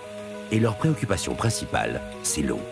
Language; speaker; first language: French; native; French